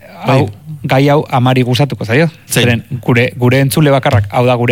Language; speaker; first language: Basque; native; Basque